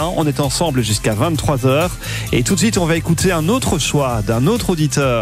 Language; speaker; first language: French; native; French